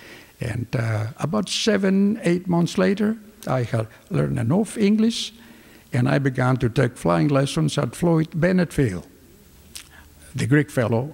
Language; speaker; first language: English; non-native, fluent; Greek